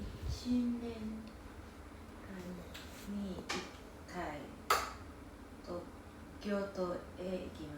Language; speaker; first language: Japanese; non-native, learner; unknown